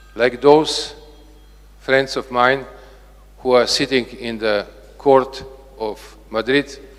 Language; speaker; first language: English; non-native, fluent; Slovenian